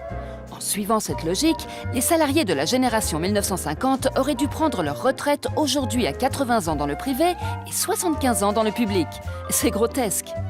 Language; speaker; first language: French; native; French